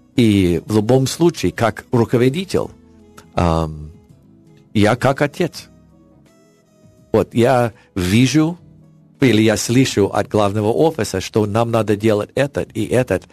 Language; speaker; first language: Russian; non-native, learner; English